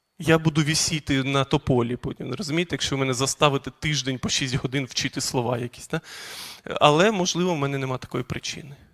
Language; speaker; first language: Ukrainian; non-native, local second language; Russian